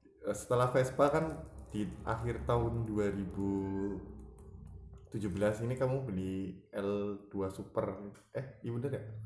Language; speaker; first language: Indonesian; native; Indonesian